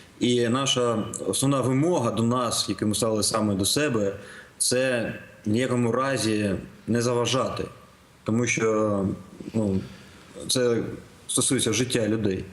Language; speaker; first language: Ukrainian; non-native, local second language; Russian